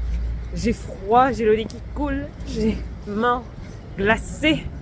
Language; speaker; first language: French; native; French